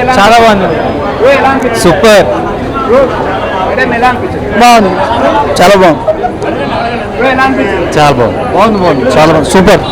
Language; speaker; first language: Telugu; native; Telugu